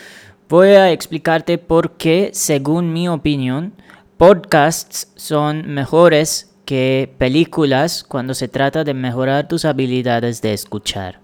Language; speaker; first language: Spanish; non-native, fluent; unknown